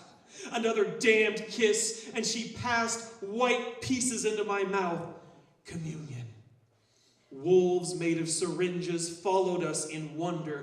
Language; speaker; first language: English; native; English